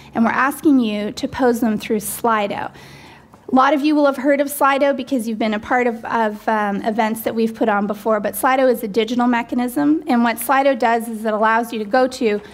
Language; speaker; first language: English; native; English